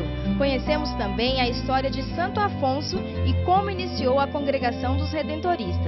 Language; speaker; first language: Portuguese; native; Portuguese